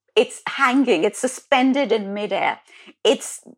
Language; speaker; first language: English; non-native, local second language; Hindi